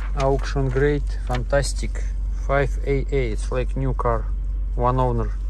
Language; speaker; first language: English; non-native, learner; Russian